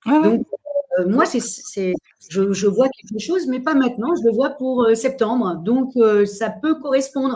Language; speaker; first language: French; native; French